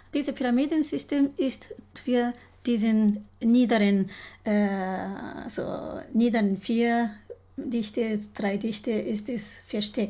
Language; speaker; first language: German; non-native, learner; Japanese